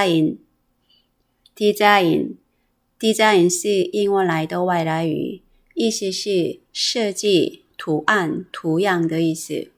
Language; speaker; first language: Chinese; non-native, fluent; Korean